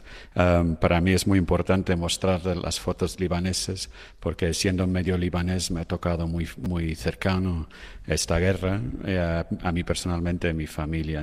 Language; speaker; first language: Spanish; non-native, fluent; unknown